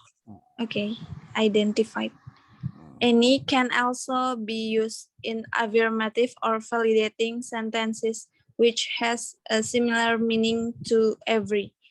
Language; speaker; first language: English; non-native, learner; Indonesian